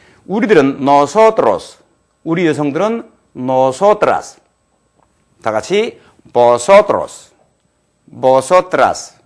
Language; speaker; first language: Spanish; non-native, fluent; Korean